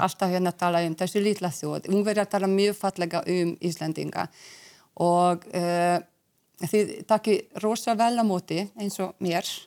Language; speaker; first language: Icelandic; non-native, fluent; Hungarian